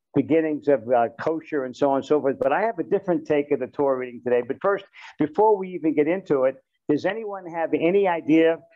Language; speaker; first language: English; native; English